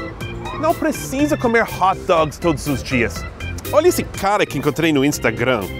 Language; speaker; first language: Portuguese; non-native, fluent; English